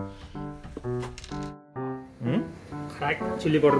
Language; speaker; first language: Japanese; non-native, learner; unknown